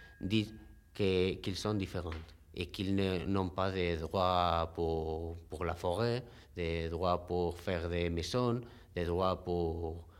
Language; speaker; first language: French; non-native, fluent; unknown